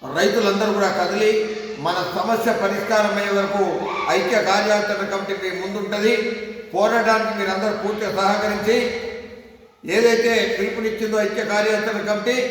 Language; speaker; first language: Telugu; native; Telugu